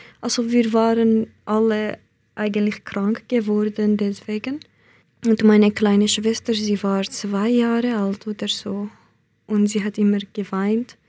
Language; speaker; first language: German; non-native, learner; Central Kurdish